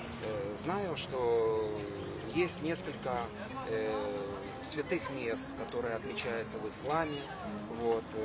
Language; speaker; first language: Russian; native; Russian